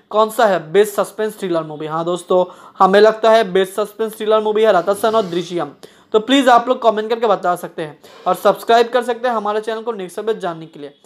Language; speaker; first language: Hindi; non-native, local second language; Bangla